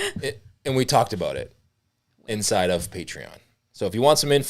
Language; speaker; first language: English; native; English